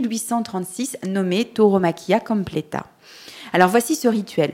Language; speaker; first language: French; native; French